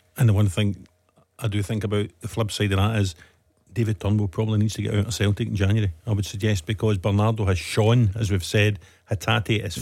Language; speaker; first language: English; native; English